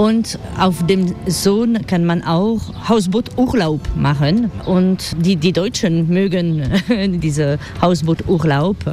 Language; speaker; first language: German; non-native, learner; French